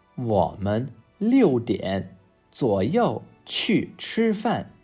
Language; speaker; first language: Chinese; non-native, fluent; English